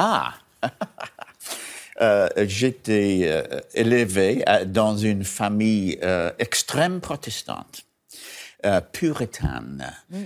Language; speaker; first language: French; non-native, learner; English